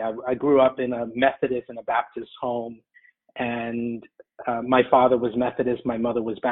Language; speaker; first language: English; native; English